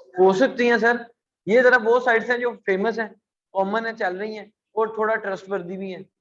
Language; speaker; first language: Urdu; non-native, local second language; Punjabi